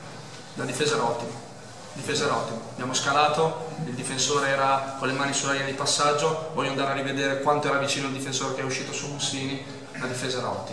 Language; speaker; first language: Italian; native; Italian